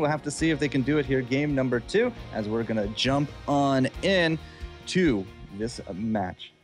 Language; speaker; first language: English; native; English